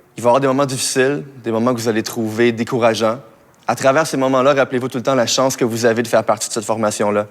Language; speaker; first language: French; native; French